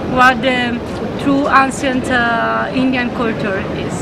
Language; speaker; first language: English; non-native, learner; Spanish